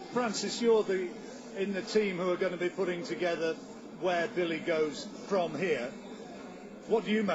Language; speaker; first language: English; native; English